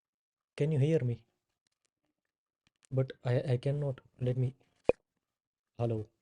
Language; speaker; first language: English; non-native, fluent; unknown